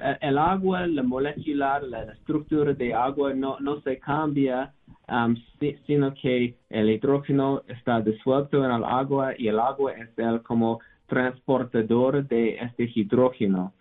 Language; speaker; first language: Spanish; non-native, learner; English